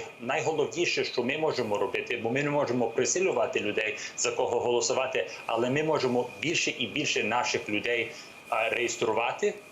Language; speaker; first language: Ukrainian; early bilingual, heritage; English